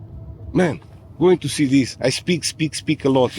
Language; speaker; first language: English; non-native, learner; Portuguese